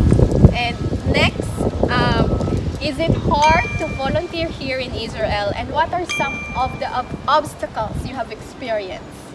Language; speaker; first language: English; non-native, fluent; Filipino